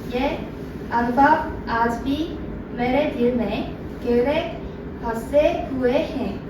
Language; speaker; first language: Hindi; non-native, learner; Korean